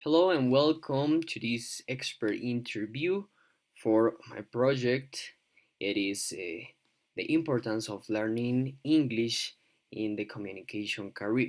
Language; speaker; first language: English; non-native, fluent; Spanish